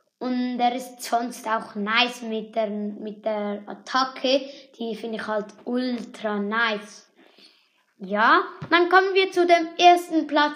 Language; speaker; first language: German; native; German